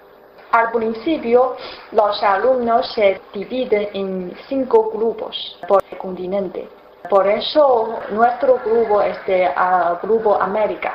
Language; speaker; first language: Spanish; non-native, learner; Chinese